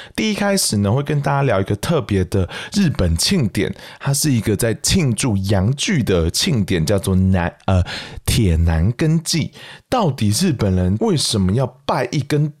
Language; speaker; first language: Chinese; native; Chinese